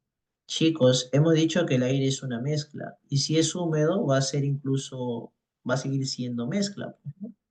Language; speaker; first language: Spanish; native; Spanish